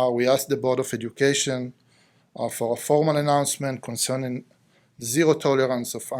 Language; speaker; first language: English; non-native, fluent; Hebrew